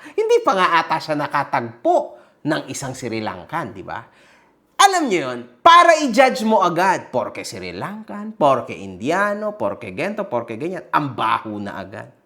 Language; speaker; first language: Filipino; early bilingual, heritage; Filipino